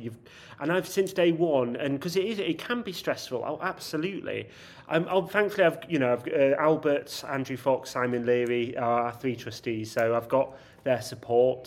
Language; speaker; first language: English; native; English